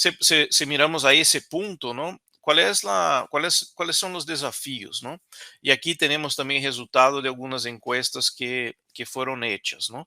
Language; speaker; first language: Spanish; non-native, fluent; Portuguese